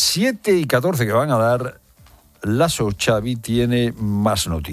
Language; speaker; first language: Spanish; native; Spanish